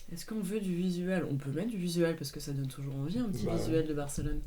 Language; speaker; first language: French; native; French